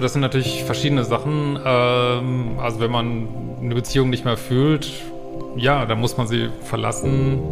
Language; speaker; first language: German; native; German